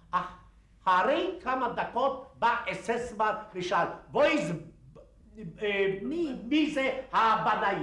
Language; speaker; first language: Hebrew; non-native, fluent; Polish